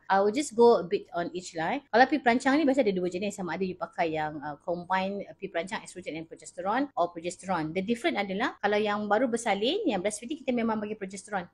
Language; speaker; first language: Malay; native; Malay